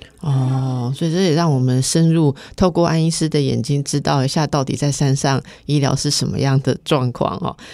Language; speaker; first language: Chinese; native; Chinese